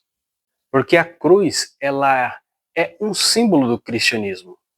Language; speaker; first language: Portuguese; native; Portuguese